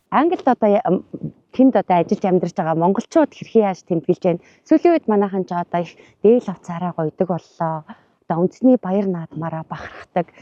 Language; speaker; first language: Mongolian; native; Mongolian